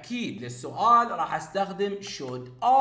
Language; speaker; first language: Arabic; native; Arabic